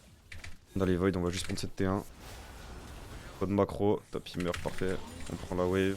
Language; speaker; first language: French; native; French